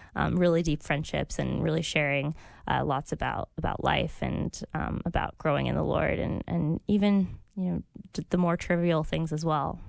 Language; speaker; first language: English; early bilingual, other home language; French